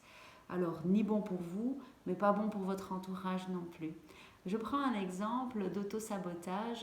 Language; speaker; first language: French; native; French